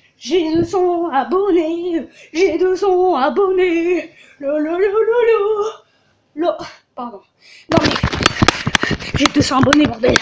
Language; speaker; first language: French; native; French